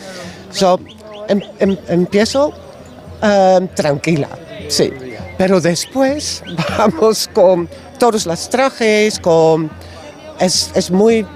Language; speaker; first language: Spanish; non-native, learner; Dutch